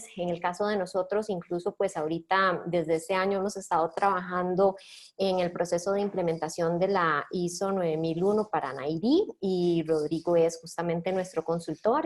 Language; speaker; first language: Spanish; native; Spanish